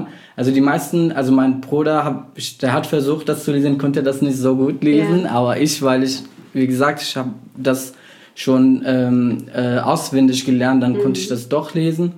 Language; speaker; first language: German; non-native, fluent; Arabic